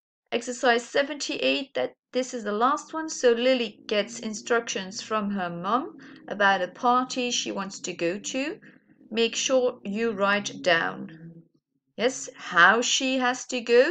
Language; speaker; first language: English; non-native, fluent; Dutch